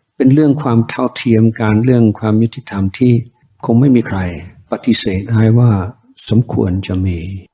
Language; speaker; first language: Thai; non-native, fluent; English